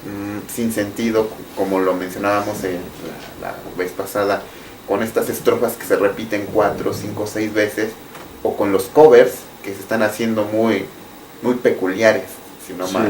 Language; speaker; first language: Spanish; native; Spanish